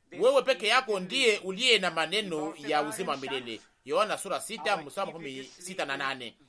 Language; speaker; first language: Swahili; native; Swahili